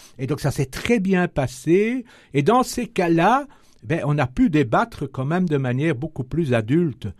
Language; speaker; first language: French; native; French